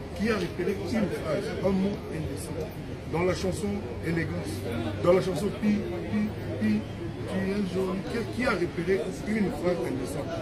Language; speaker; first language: French; non-native, local second language; Lingala